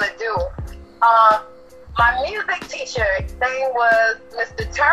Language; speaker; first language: English; native; English